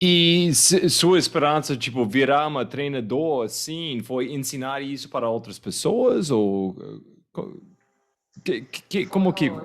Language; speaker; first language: Portuguese; non-native, fluent; English